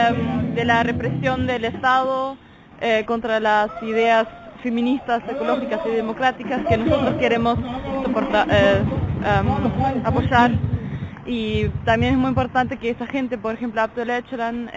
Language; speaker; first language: Spanish; non-native, fluent; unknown